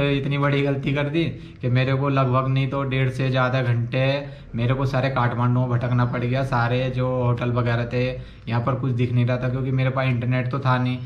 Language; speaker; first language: Hindi; native; Hindi